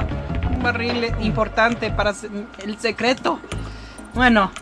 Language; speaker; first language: Spanish; non-native, fluent; English